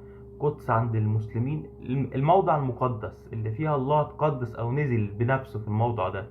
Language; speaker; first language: Arabic; native; Arabic